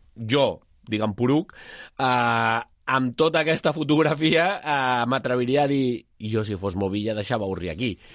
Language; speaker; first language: Catalan; native; Catalan